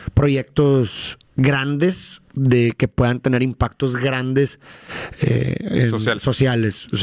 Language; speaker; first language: Spanish; native; Spanish